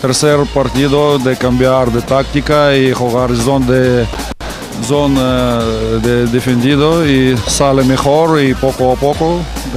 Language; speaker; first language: Spanish; non-native, learner; Russian